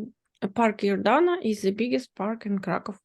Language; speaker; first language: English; non-native, learner; Ukrainian